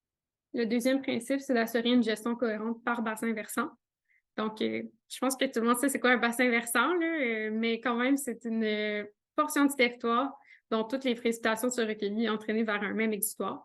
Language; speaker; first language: French; native; French